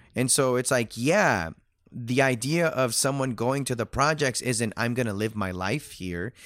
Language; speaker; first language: English; early bilingual, other home language; Spanish